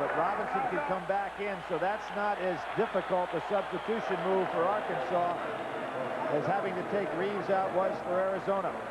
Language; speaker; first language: English; native; English